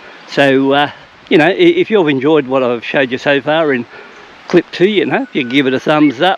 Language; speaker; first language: English; native; English